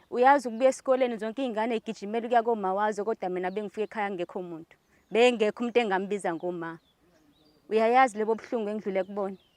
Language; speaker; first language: Zulu; native; Zulu